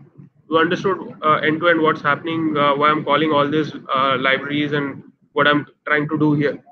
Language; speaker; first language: English; non-native, local second language; Hindi